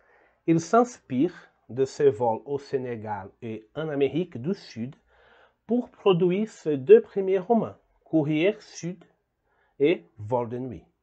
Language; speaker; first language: French; non-native, learner; Portuguese